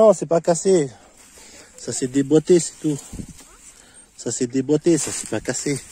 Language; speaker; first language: French; native; French